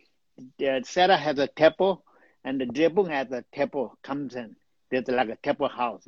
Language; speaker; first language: English; non-native, local second language; Tibetan